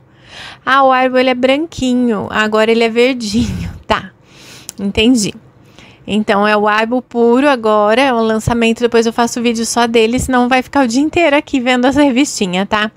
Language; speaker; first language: Portuguese; native; Portuguese